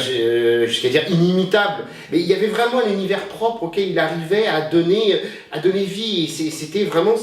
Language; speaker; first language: French; native; French